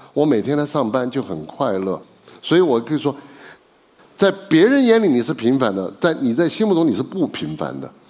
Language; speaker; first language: Chinese; native; Chinese